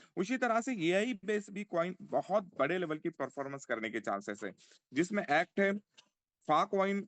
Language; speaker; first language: Hindi; non-native, local second language; Marathi